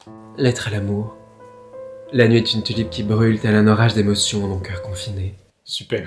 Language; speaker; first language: French; native; French